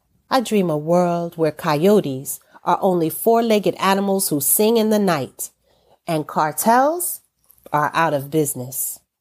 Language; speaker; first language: English; native; English